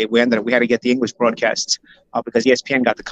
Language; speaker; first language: English; early bilingual, other home language; Italian